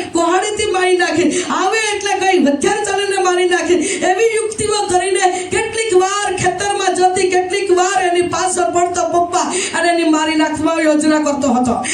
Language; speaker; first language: Gujarati; non-native, local second language; Gamit